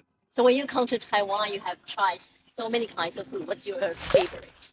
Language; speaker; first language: English; non-native, fluent; Chinese